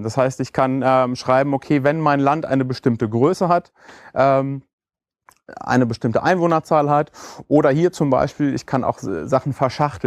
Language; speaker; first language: German; native; German